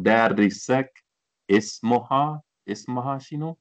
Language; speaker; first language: Arabic; non-native, learner; English